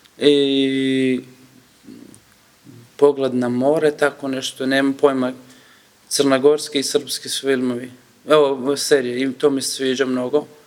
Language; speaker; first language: Serbian; non-native, learner; Kurdish